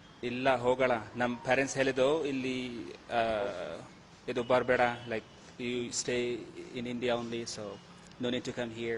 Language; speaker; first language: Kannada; non-native, learner; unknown